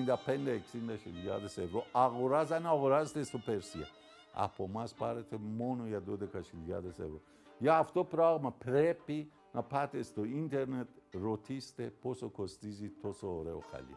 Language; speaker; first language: Greek; non-native, learner; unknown